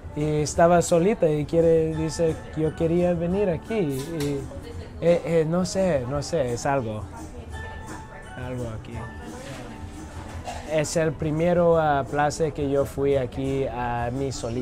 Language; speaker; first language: Spanish; non-native, learner; English